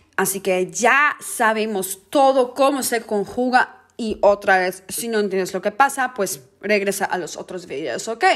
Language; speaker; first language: Spanish; non-native, fluent; Polish